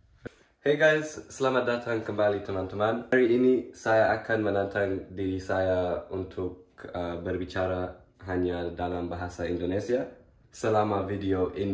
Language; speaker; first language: Indonesian; early bilingual, heritage; English